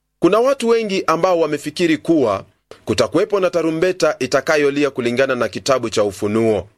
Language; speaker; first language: Swahili; non-native, local second language; Luyia